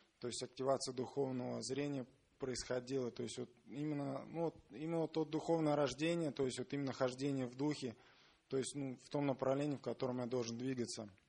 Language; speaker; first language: Russian; native; Russian